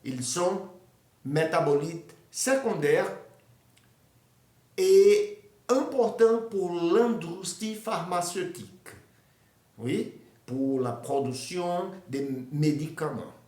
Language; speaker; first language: French; non-native, fluent; Portuguese